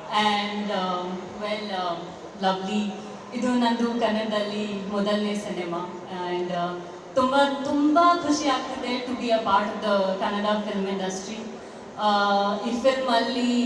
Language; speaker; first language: Kannada; non-native, learner; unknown